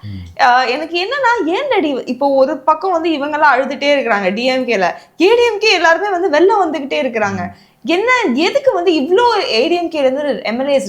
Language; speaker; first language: Tamil; native; Tamil